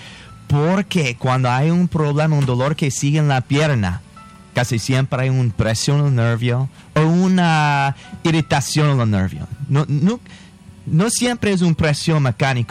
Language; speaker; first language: Spanish; non-native, fluent; English